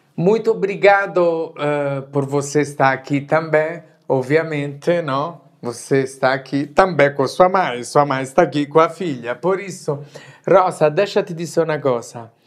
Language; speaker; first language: Portuguese; non-native, fluent; Italian